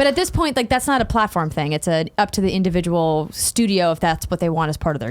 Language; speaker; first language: English; native; English